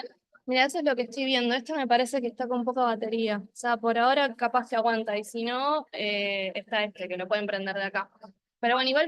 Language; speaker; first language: Spanish; native; Spanish